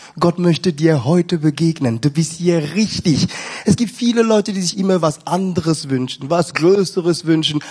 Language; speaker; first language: German; non-native, fluent; French